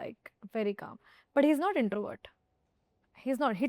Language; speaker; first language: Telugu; non-native, fluent; Hindi